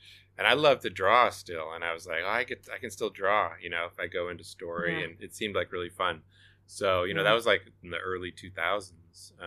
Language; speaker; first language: English; native; English